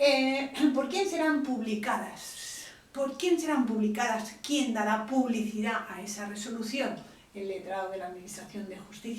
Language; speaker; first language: Spanish; native; Spanish